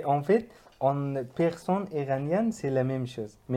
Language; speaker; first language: French; non-native, learner; Persian